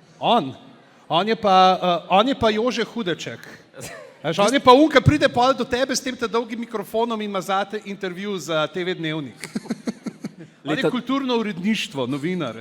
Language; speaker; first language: Slovenian; native; Slovenian